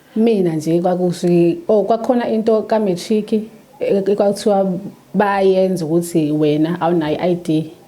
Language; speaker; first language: Zulu; native; Zulu